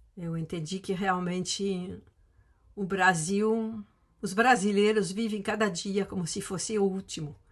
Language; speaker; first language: Portuguese; non-native, fluent; French